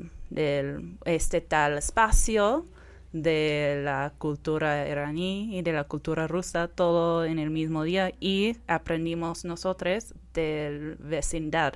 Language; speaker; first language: Spanish; non-native, fluent; English